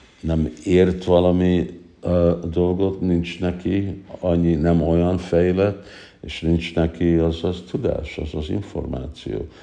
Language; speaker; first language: Hungarian; early bilingual, heritage; Hungarian